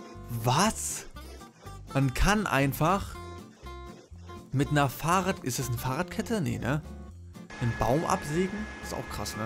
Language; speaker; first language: German; native; German